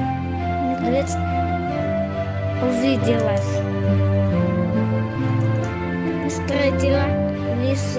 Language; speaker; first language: Russian; non-native, local second language; Yakut